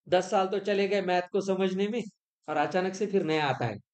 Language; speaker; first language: Hindi; non-native, local second language; Marathi